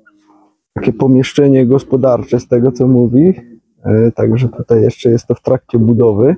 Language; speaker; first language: Polish; native; Polish